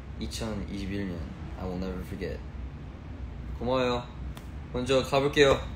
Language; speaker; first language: Korean; early bilingual, heritage; Korean